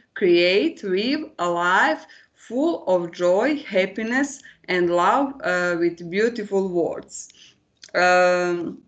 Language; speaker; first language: English; non-native, learner; Croatian